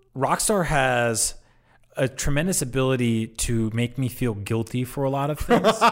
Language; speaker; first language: English; native; English